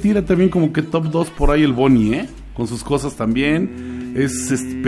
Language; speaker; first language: Spanish; native; Spanish